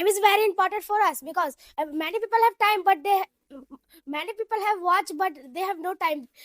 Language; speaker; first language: English; non-native, learner; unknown